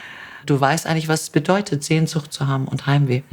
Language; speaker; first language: German; native; German